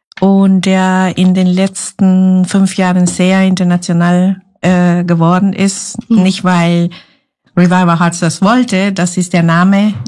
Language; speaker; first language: German; non-native, fluent; Spanish